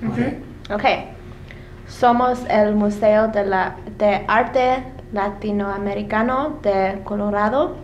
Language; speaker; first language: Spanish; non-native, learner; English